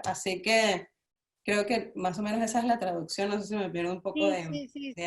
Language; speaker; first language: Spanish; native; Spanish